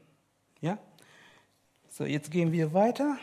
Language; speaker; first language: German; non-native, learner; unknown